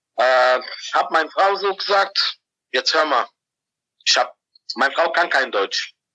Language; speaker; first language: German; non-native, fluent; Arabic